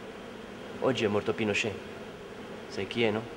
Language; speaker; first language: Italian; non-native, fluent; Spanish